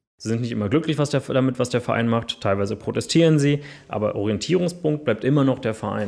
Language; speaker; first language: German; native; German